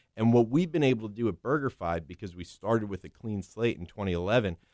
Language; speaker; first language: English; native; English